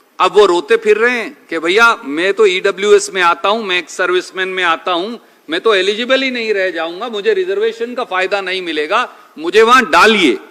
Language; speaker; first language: Hindi; native; Hindi